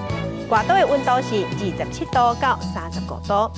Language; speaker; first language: Chinese; native; Chinese